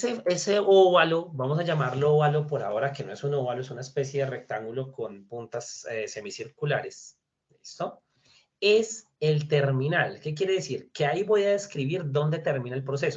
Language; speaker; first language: Spanish; native; Spanish